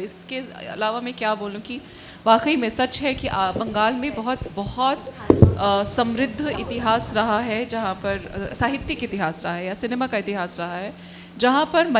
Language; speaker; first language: Hindi; native; Hindi